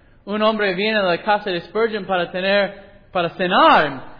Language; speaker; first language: Spanish; non-native, learner; English